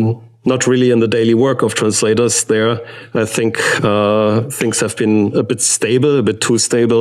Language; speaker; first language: English; non-native, fluent; German